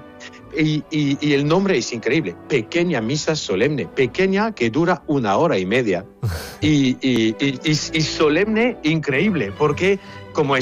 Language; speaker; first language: Spanish; non-native, fluent; French